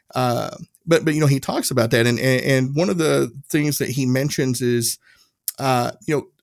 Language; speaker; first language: English; native; English